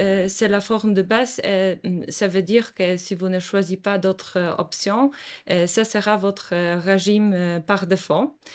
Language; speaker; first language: French; non-native, learner; Polish